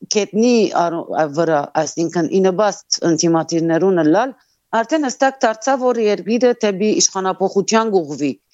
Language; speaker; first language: Armenian; early bilingual, heritage; Armenian